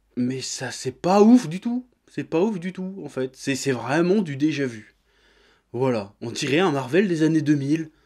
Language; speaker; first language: French; native; French